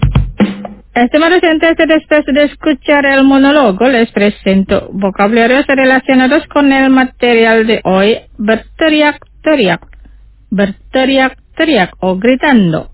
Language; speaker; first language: Spanish; non-native, fluent; Indonesian